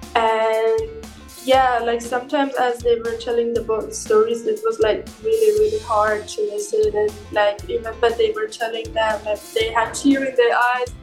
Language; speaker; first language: English; non-native, fluent; Persian